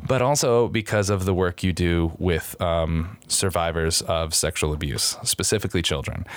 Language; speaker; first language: English; native; English